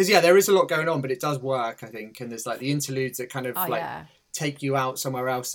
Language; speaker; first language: English; native; English